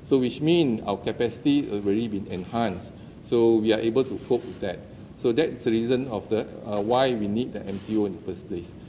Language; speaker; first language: English; non-native, local second language; Malay